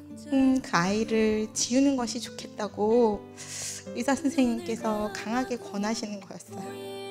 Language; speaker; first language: Korean; native; Korean